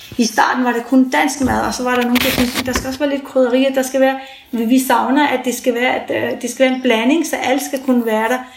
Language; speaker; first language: Danish; early bilingual, other home language; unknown